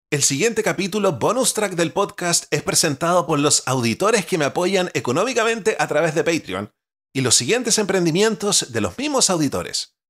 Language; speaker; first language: Spanish; native; Spanish